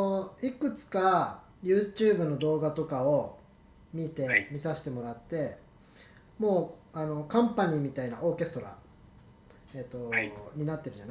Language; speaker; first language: Japanese; native; Japanese